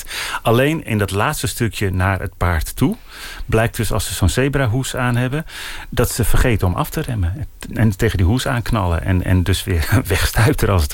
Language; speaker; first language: Dutch; native; Dutch